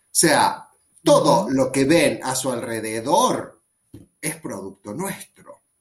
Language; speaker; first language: Spanish; native; Spanish